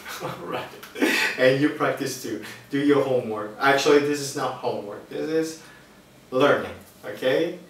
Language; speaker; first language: English; non-native, fluent; Italian